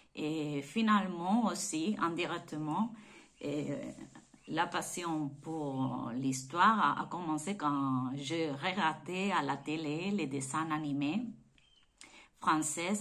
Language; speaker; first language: French; non-native, fluent; Spanish